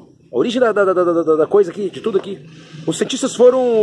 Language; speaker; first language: Portuguese; native; Portuguese